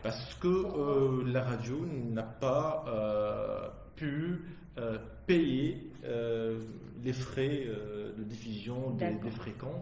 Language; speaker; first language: French; non-native, local second language; Arabic